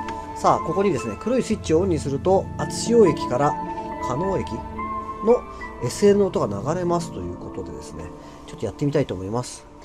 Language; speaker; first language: Japanese; native; Japanese